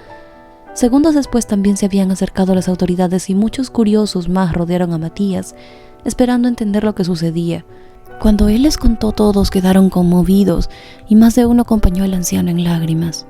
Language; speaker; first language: Spanish; native; Spanish